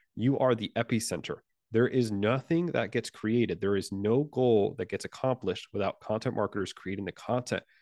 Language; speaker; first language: English; non-native, fluent; Spanish